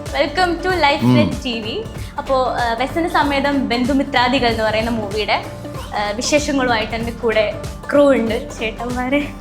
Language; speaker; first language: Malayalam; native; Malayalam